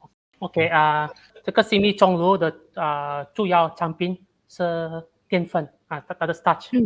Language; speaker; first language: Chinese; non-native, local second language; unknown